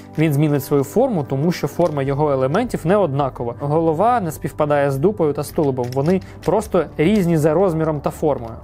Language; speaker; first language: Ukrainian; non-native, local second language; Russian